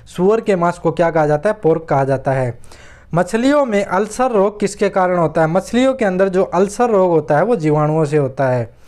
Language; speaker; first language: Hindi; native; Hindi